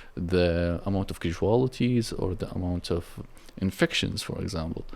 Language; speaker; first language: English; non-native, fluent; Arabic